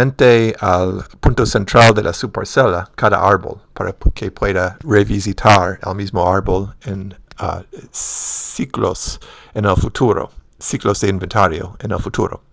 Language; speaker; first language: Spanish; non-native, fluent; English